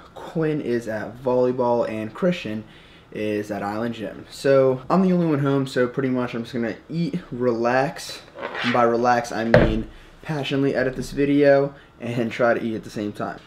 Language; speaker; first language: English; early bilingual, other home language; Russian